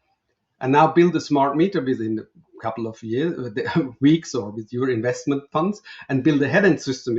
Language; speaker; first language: English; non-native, fluent; German